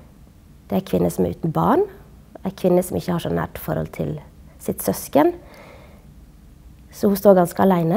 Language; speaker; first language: Norwegian; native; Norwegian